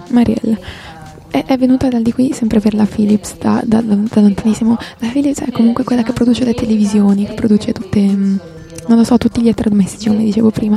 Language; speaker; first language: Italian; native; Italian